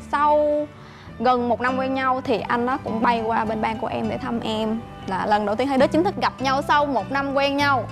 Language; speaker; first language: Vietnamese; native; Vietnamese